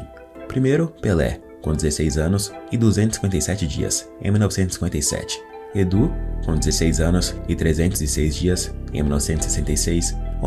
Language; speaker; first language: Portuguese; native; Portuguese